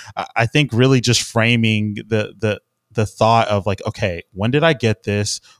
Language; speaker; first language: English; native; English